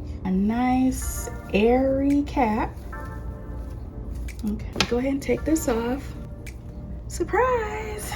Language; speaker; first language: English; native; English